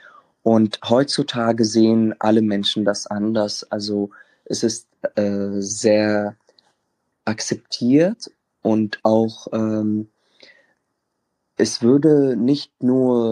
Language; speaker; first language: German; non-native, fluent; Arabic